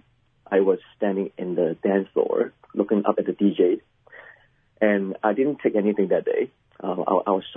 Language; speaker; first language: English; early bilingual, other home language; Cantonese